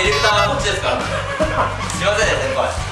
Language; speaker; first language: Japanese; native; Japanese